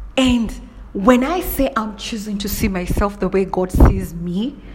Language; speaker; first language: English; non-native, local second language; Kikuyu